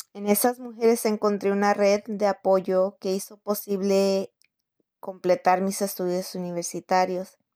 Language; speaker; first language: Spanish; early bilingual, heritage; Spanish